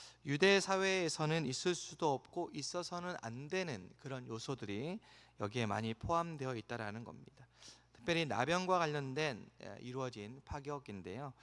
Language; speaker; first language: Korean; native; Korean